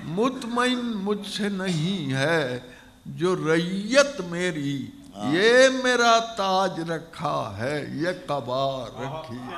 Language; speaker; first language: Urdu; non-native, local second language; Punjabi